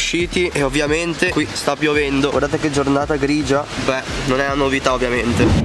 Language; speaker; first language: Italian; native; Italian